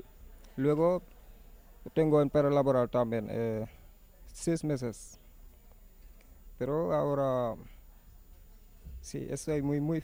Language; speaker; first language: Spanish; non-native, learner; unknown